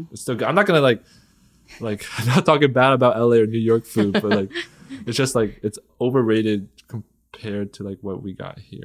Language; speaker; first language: English; early bilingual, other home language; Vietnamese